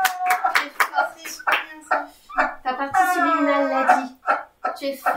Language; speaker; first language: French; native; French